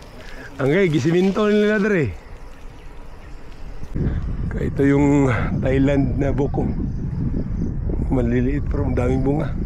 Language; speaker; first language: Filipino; non-native, local second language; Cebuano